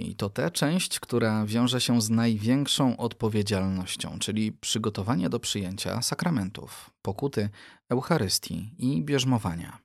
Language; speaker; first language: Polish; native; Polish